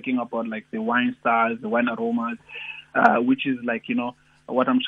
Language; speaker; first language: English; non-native, local second language; Xhosa